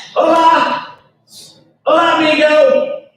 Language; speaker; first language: Spanish; non-native, learner; English